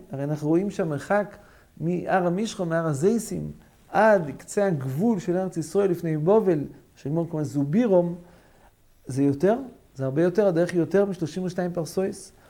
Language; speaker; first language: Hebrew; non-native, fluent; English